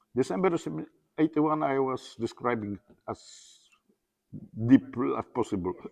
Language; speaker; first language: English; non-native, learner; Polish